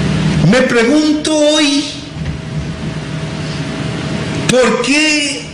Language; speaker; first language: Spanish; non-native, local second language; English